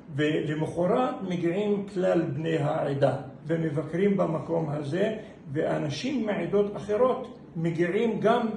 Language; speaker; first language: Hebrew; non-native, local second language; Arabic